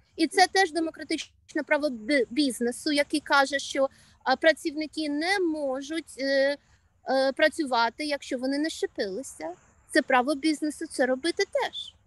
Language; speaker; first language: Ukrainian; non-native, local second language; Russian